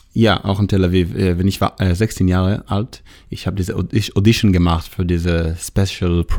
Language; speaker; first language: German; non-native, learner; Hebrew